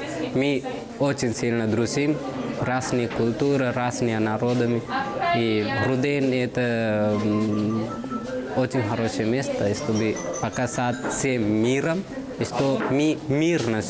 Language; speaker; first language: Russian; non-native, learner; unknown